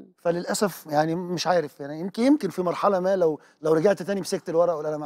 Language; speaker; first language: Arabic; native; Arabic